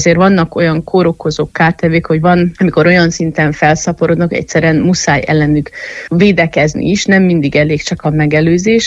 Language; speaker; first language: Hungarian; native; Hungarian